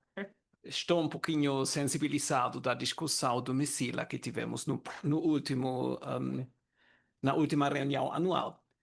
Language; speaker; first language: Portuguese; non-native, learner; German